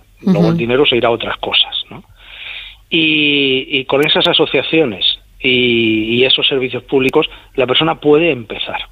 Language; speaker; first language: Spanish; native; Spanish